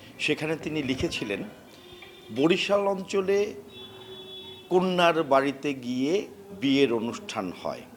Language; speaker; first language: Bangla; native; Bangla